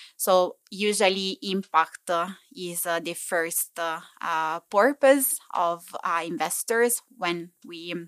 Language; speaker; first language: English; non-native, fluent; Italian